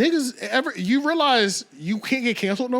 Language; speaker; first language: English; native; English